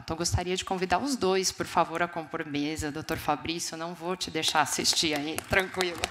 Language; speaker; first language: Portuguese; native; Portuguese